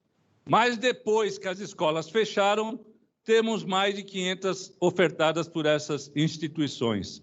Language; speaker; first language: Portuguese; native; Portuguese